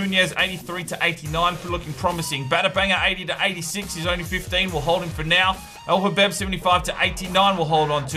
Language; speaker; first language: English; native; English